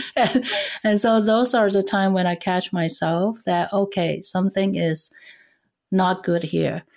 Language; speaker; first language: English; non-native, fluent; Cantonese